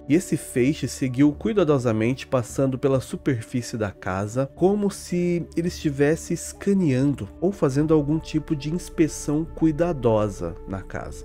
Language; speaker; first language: Portuguese; native; Portuguese